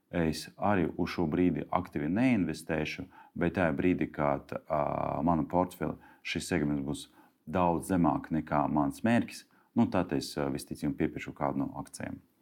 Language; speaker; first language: Latvian; non-native, local second language; Russian